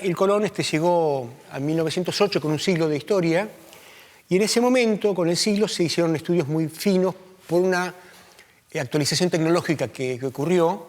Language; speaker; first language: Spanish; native; Spanish